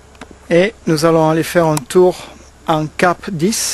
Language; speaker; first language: French; native; French